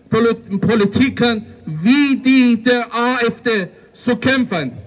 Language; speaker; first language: German; non-native, fluent; Persian